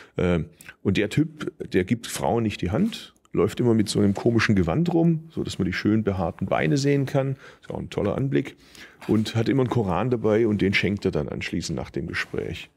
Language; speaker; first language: German; early bilingual, other home language; Turkish